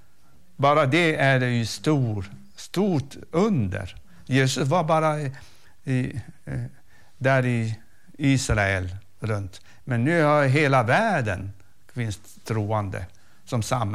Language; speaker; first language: Swedish; non-native, fluent; Arabic